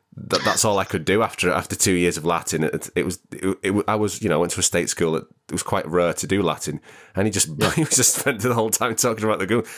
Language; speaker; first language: English; native; English